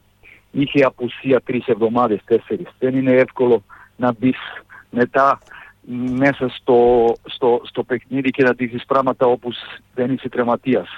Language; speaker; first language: Greek; non-native, fluent; Serbian